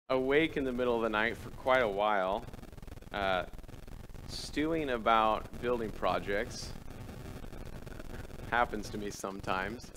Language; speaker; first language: English; native; English